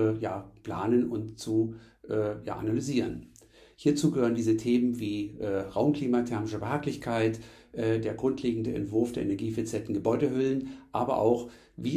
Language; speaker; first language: German; native; German